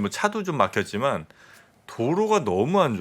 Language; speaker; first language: Korean; native; Korean